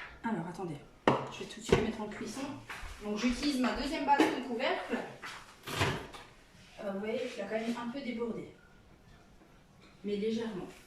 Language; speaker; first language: French; native; French